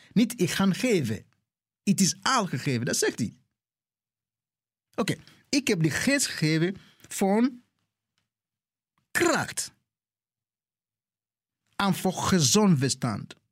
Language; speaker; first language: Dutch; non-native, fluent; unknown